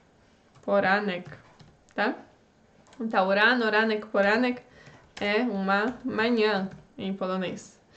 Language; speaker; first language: Portuguese; non-native, fluent; Polish